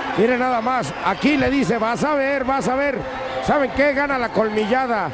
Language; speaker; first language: Spanish; native; Spanish